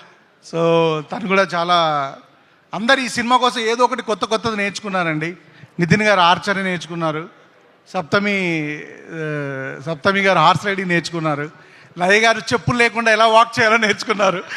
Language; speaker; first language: Telugu; native; Telugu